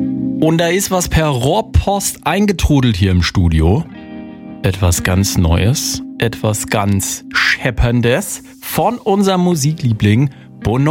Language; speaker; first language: German; native; German